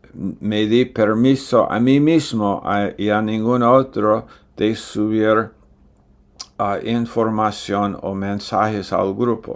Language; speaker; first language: Spanish; non-native, fluent; English